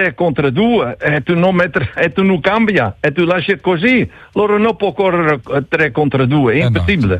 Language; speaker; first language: Italian; non-native, learner; Dutch